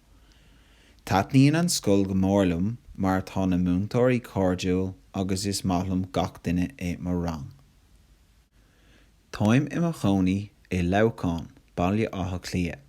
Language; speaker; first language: Irish; non-native, local second language; English